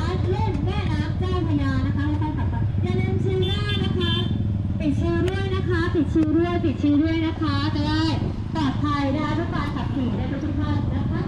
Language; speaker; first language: Thai; native; Thai